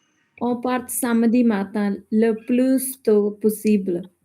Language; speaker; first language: French; non-native, learner; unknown